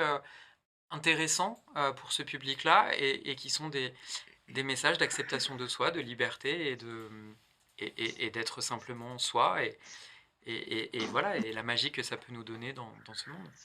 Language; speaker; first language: French; native; French